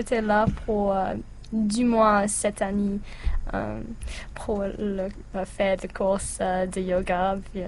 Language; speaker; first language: French; non-native, learner; English